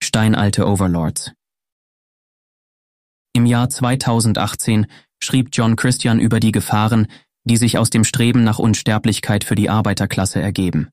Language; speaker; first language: German; native; German